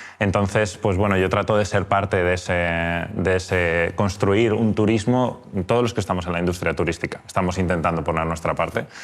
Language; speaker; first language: Spanish; native; Spanish